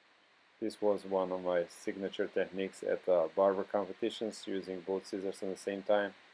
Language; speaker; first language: English; non-native, fluent; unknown